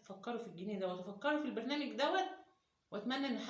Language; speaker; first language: Arabic; native; Arabic